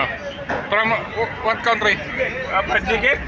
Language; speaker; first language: English; non-native, learner; Filipino